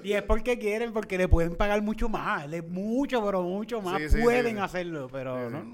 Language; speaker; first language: Spanish; native; Spanish